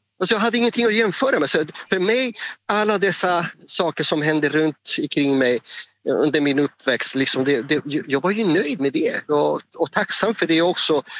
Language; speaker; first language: Swedish; non-native, fluent; Spanish